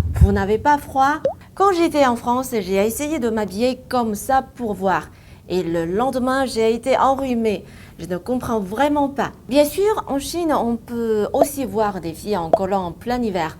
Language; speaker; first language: French; non-native, fluent; Chinese